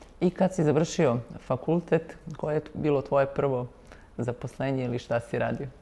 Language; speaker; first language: Serbian; native; Serbian